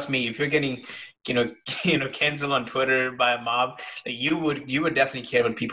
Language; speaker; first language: English; non-native, local second language; Hindi